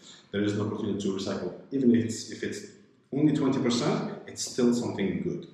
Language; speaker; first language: English; non-native, fluent; Arabic